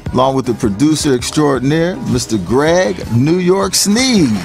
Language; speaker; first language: English; native; English